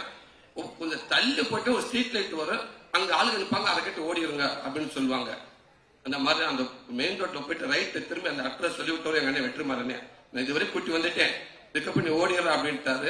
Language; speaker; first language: Tamil; native; Tamil